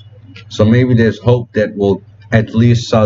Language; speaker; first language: English; native; English